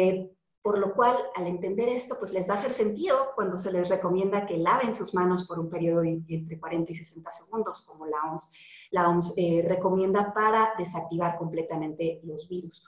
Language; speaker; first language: Spanish; native; Spanish